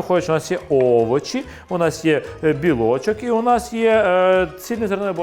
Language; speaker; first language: Ukrainian; native; Ukrainian